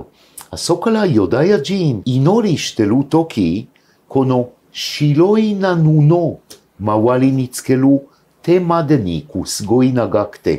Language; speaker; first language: Japanese; non-native, fluent; Hebrew